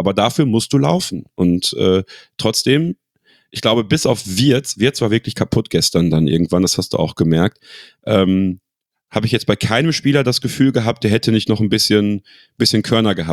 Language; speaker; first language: German; native; German